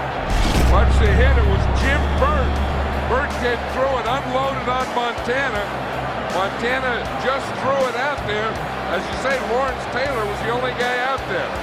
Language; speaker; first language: English; native; English